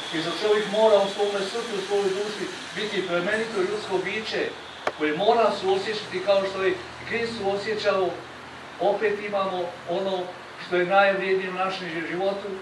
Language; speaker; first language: Croatian; native; Croatian